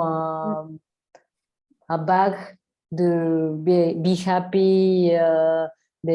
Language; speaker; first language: French; non-native, learner; Spanish